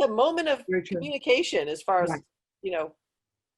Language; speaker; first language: English; native; English